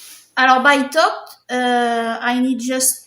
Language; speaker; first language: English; non-native, learner; French